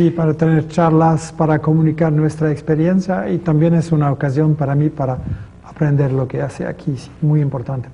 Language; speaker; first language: Spanish; non-native, fluent; French